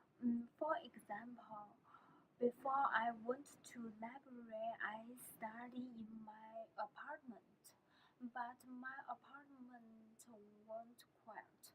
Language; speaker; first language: English; non-native, learner; Chinese